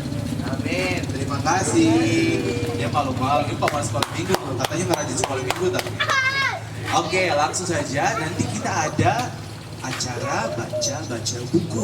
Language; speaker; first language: Malay; native; Malay